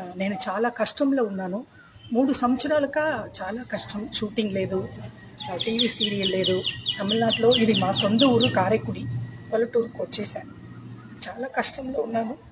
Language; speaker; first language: Telugu; non-native, learner; Tamil